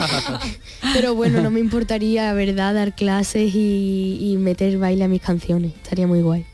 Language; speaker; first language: Spanish; native; Spanish